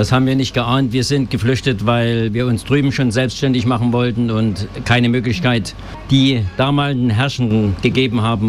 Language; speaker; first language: German; native; German